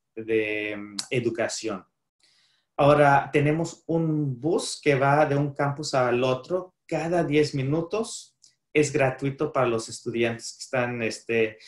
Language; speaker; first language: Spanish; native; Spanish